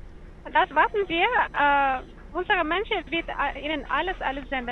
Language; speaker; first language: German; non-native, learner; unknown